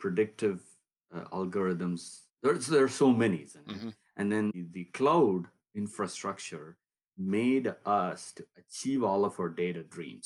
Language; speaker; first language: English; non-native, local second language; Tamil